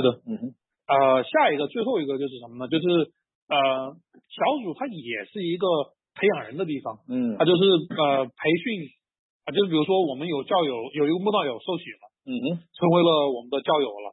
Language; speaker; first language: Chinese; native; Chinese